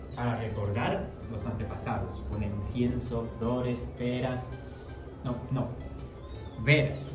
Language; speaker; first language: Spanish; non-native, fluent; Chinese